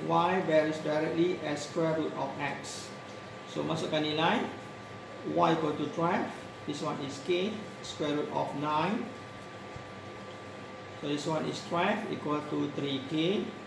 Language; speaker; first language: English; non-native, local second language; Malay